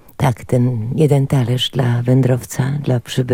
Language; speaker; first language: Polish; native; Polish